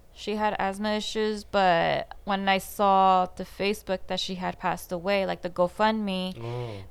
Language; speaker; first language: English; native; English